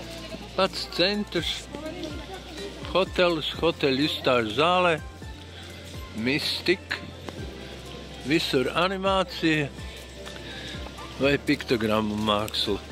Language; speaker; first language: Latvian; native; Latvian